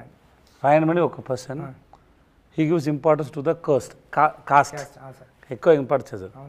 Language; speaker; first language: Telugu; non-native, learner; Tamil